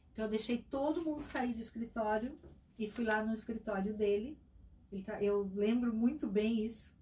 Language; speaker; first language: Portuguese; native; Portuguese